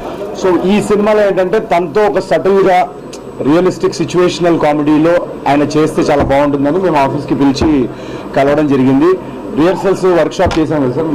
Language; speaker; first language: Telugu; native; Telugu